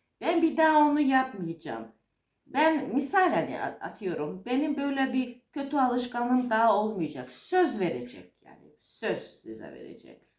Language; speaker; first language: Turkish; non-native, fluent; Russian